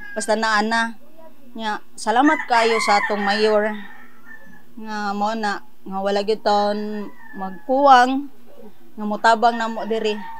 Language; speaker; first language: Cebuano; native; Cebuano